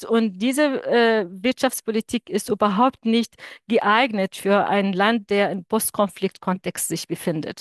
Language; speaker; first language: German; non-native, fluent; Arabic